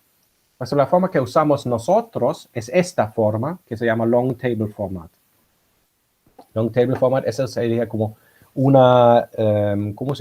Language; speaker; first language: Spanish; non-native, fluent; German